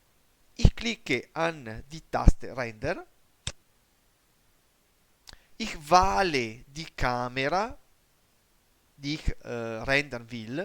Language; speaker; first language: German; non-native, learner; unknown